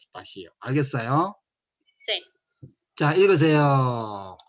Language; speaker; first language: Spanish; non-native, learner; Korean